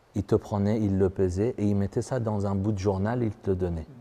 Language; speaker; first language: French; non-native, fluent; Persian